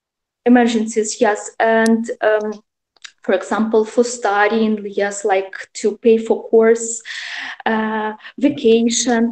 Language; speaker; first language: English; non-native, learner; Russian